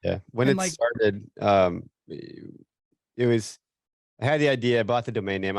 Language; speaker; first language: English; native; English